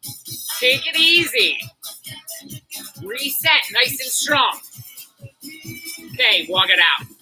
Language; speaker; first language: English; native; English